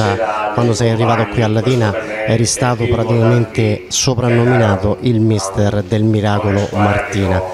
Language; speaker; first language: Italian; native; Italian